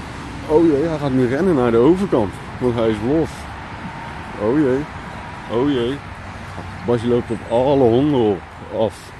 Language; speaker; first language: Dutch; early bilingual, other home language; Turkish